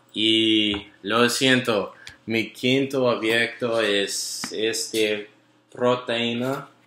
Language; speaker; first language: Spanish; non-native, learner; English